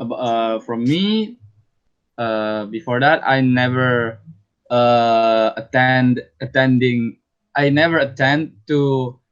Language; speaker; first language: English; non-native, learner; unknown